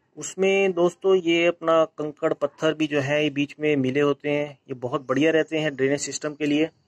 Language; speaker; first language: Hindi; native; Hindi